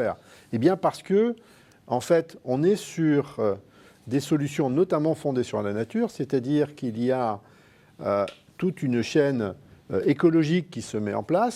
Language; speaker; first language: French; native; French